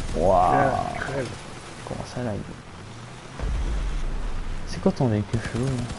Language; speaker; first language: French; native; French